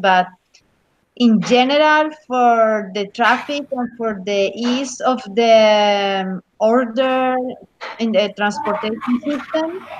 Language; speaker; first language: English; non-native, learner; Spanish